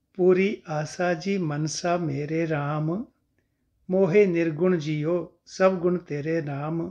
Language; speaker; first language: Hindi; non-native, local second language; Punjabi